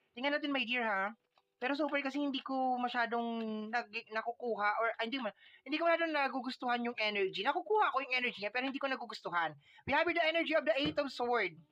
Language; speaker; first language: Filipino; non-native, local second language; Waray